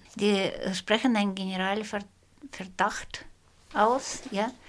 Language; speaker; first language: German; non-native, fluent; Russian